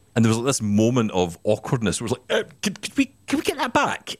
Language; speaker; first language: English; native; English